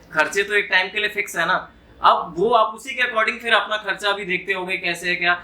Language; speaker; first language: Hindi; native; Hindi